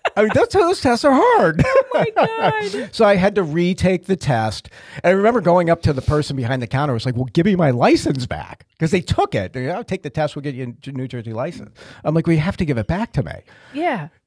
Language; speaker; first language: English; native; English